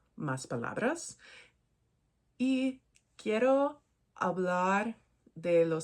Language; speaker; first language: Spanish; non-native, learner; English